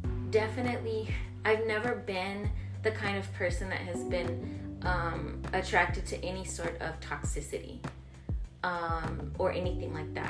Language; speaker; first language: English; early bilingual, other home language; Spanish